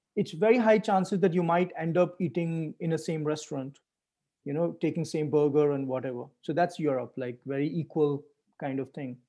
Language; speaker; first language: English; non-native, local second language; Hindi